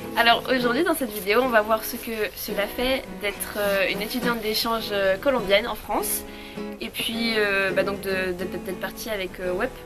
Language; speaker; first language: French; native; French